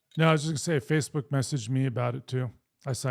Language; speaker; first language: English; native; English